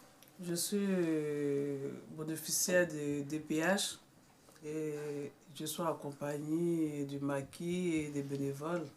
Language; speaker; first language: French; non-native, learner; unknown